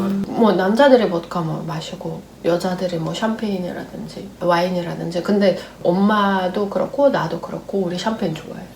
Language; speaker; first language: Korean; non-native, fluent; Russian